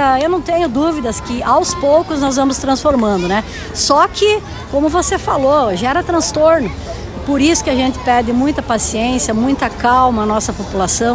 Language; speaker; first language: Portuguese; native; Portuguese